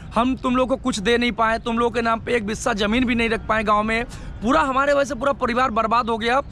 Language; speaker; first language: Hindi; non-native, local second language; Bangla